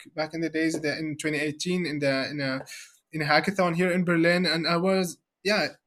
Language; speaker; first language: English; non-native, fluent; Arabic